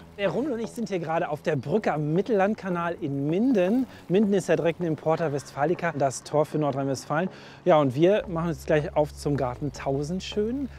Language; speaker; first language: German; native; German